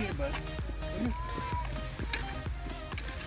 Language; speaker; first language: English; native; English